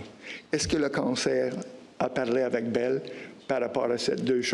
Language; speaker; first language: French; non-native, local second language; English